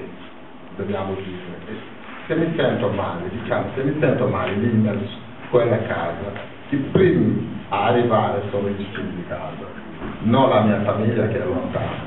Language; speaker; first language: Italian; non-native, fluent; Wolof